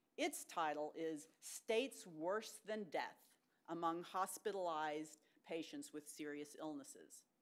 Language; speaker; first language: English; native; English